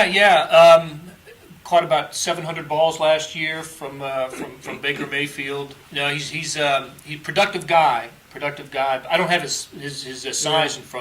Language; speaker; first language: English; native; English